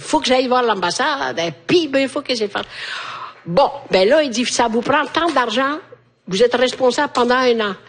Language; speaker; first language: French; native; French